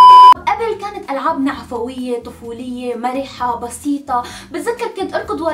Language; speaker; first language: Arabic; native; Arabic